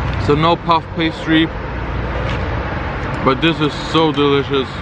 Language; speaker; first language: English; non-native, learner; Bosnian